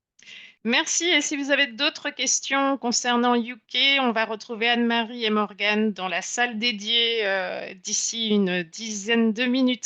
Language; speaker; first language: French; native; French